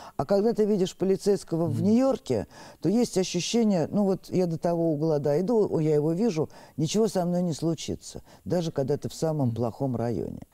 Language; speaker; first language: Russian; native; Russian